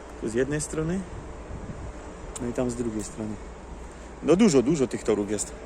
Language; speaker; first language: Polish; native; Polish